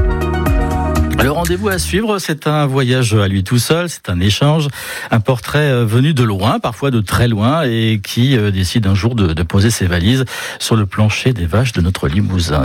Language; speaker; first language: French; native; French